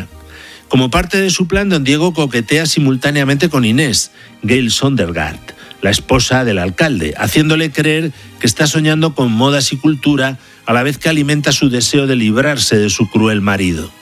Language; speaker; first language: Spanish; native; Spanish